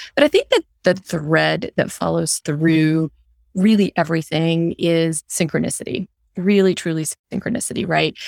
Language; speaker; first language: English; early bilingual, other home language; Hindi